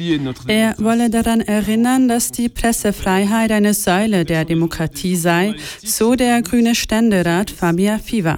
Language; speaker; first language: German; native; German